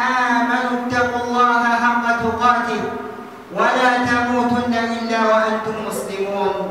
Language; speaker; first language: Arabic; non-native, fluent; Fula